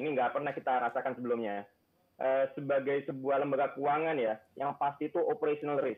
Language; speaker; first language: Indonesian; native; Indonesian